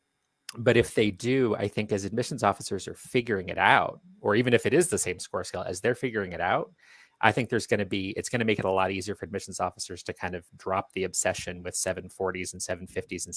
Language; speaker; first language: English; native; English